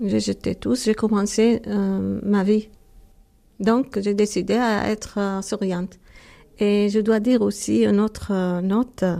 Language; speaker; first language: French; non-native, learner; Arabic